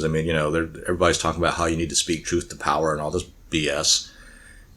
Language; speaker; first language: English; native; English